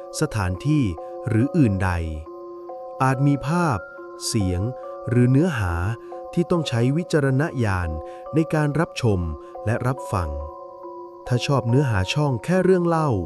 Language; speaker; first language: Thai; native; Thai